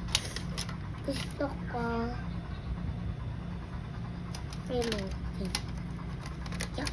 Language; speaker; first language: Filipino; native; Filipino